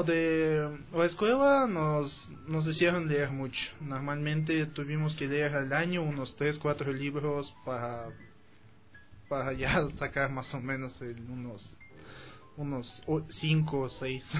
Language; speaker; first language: Spanish; non-native, fluent; Russian